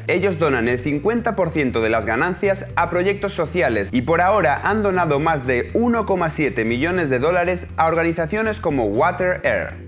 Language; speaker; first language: Spanish; native; Spanish